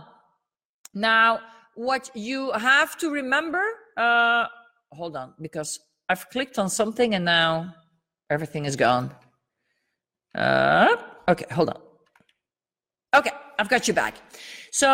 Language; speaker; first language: English; non-native, fluent; Dutch